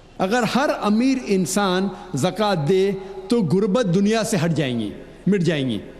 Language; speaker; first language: Urdu; non-native, local second language; Konkani